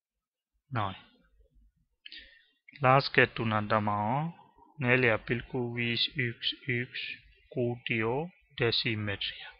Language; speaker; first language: Finnish; non-native, learner; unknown